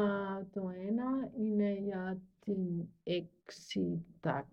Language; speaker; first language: Greek; non-native, learner; German